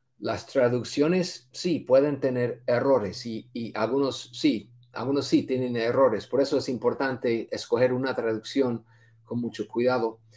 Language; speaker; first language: Spanish; non-native, fluent; English